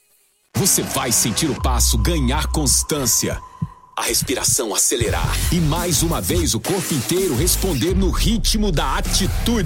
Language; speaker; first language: Portuguese; native; Portuguese